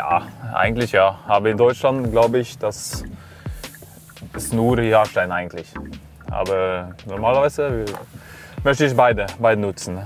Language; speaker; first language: German; non-native, fluent; Norwegian